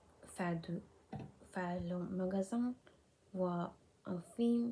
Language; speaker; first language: French; non-native, learner; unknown